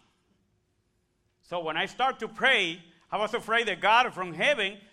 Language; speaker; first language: English; non-native, learner; Spanish